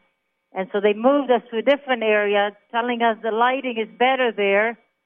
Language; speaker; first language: English; non-native, fluent; Hebrew